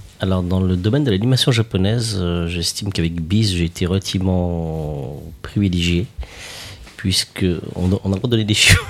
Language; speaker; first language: French; native; French